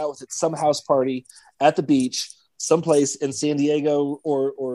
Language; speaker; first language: English; native; English